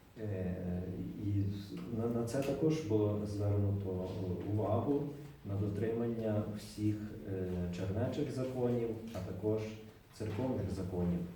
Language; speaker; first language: Ukrainian; native; Ukrainian